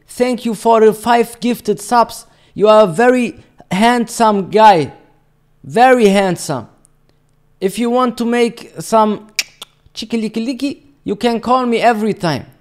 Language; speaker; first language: English; non-native, learner; German